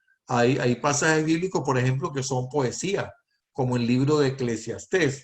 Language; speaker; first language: Spanish; native; Spanish